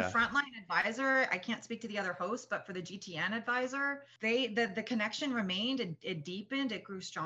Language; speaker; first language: English; native; English